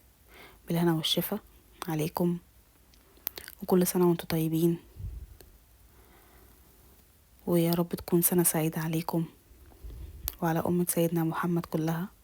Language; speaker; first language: Arabic; native; Arabic